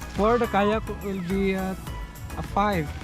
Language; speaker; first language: English; non-native, local second language; Cebuano